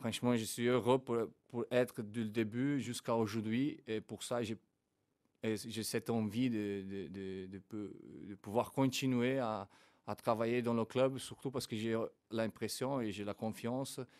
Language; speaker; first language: French; non-native, fluent; Portuguese